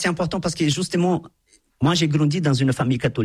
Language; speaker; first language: French; non-native, fluent; Portuguese